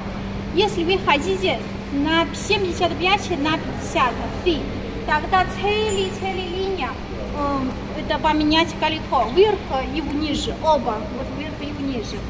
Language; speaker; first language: Russian; non-native, learner; Chinese